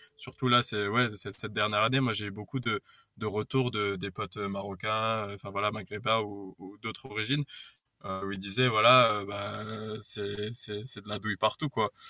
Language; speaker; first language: French; native; French